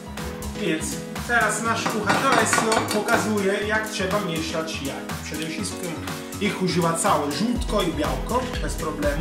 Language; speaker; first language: Polish; non-native, learner; Italian